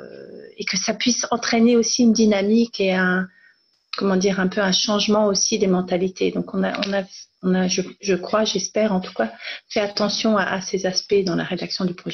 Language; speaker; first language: French; native; French